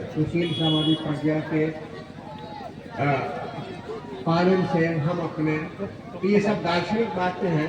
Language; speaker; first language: Hindi; native; Hindi